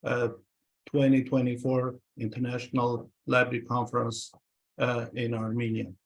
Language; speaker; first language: English; non-native, fluent; Armenian